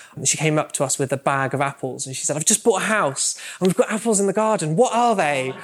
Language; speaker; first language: English; native; English